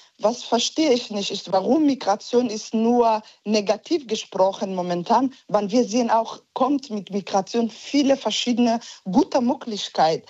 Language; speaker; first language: German; non-native, learner; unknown